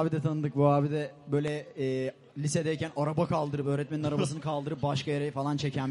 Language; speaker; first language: Turkish; native; Turkish